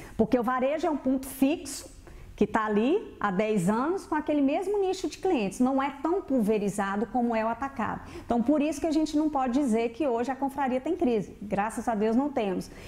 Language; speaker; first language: Portuguese; native; Portuguese